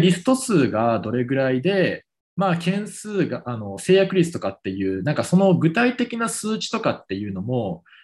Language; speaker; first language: Japanese; native; Japanese